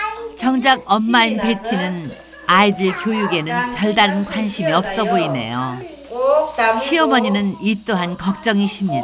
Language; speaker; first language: Korean; native; Korean